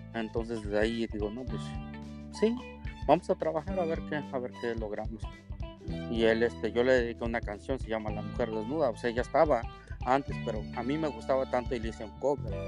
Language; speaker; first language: Spanish; native; Spanish